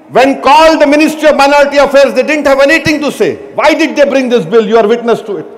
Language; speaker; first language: English; non-native, local second language; Urdu